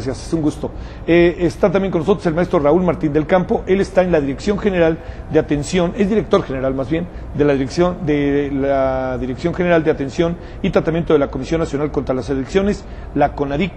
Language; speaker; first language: Spanish; native; Spanish